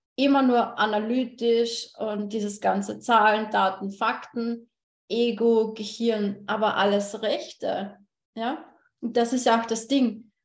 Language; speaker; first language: German; native; German